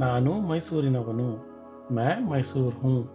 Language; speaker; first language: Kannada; non-native, local second language; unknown